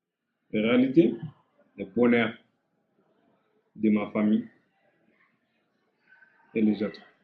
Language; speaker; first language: French; non-native, learner; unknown